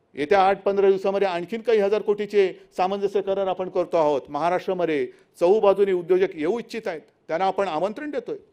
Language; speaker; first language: Marathi; native; Marathi